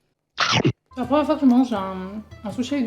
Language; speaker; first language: French; native; French